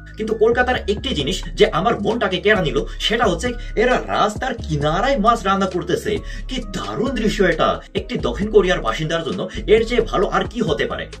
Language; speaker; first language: Bangla; non-native, fluent; Korean